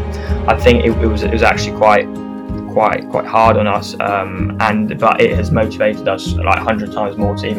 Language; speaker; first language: English; non-native, fluent; French